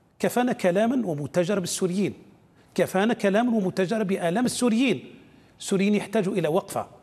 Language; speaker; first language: Arabic; native; Arabic